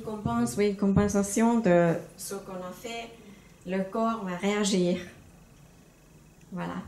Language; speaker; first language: French; non-native, fluent; Finnish